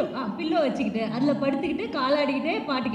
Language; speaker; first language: Tamil; native; Tamil